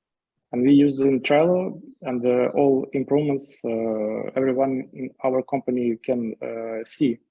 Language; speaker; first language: English; non-native, learner; Ukrainian